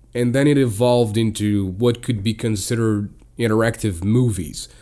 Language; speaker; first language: English; non-native, fluent; Portuguese